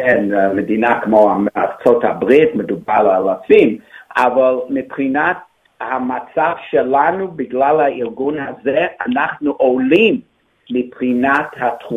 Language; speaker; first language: Hebrew; non-native, fluent; English